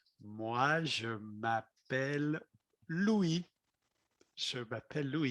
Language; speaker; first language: French; non-native, fluent; English